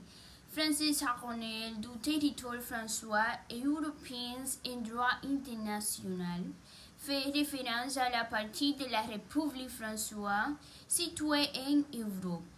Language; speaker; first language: French; non-native, learner; Spanish